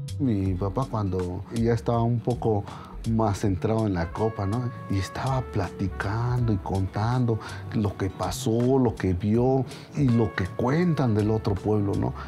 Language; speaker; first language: Spanish; non-native, local second language; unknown